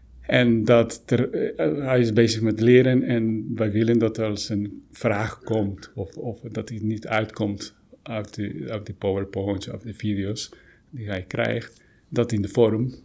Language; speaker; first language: Dutch; non-native, fluent; Spanish